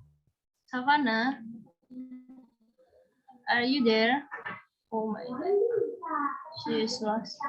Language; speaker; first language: English; non-native, learner; Indonesian